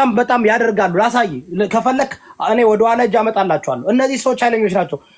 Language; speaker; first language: Amharic; early bilingual, heritage; Amharic